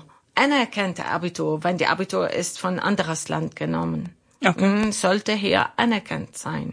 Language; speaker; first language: German; non-native, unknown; Arabic